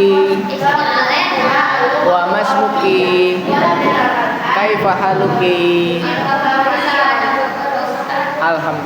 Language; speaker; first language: Arabic; non-native, fluent; Indonesian